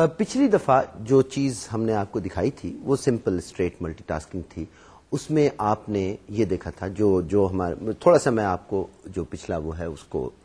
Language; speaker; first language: Urdu; native; Urdu